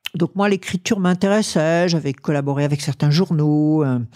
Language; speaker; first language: French; native; French